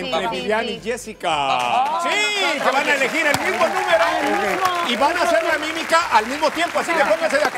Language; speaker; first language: Spanish; native; Spanish